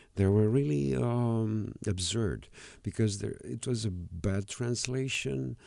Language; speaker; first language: English; non-native, fluent; Romanian